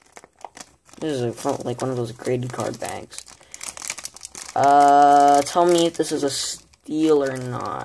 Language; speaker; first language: English; native; English